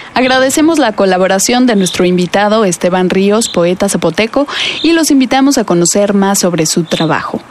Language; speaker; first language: Spanish; native; Spanish